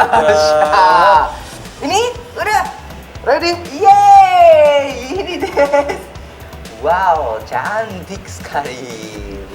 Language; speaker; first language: Indonesian; non-native, fluent; Japanese